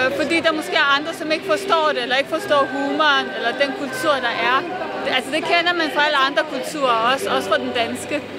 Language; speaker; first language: Danish; early bilingual, other home language; Bosnian